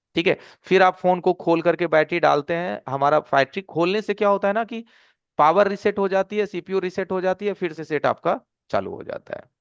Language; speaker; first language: Hindi; native; Hindi